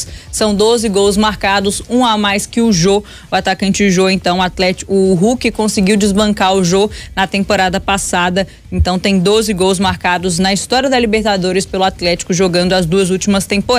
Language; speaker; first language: Portuguese; native; Portuguese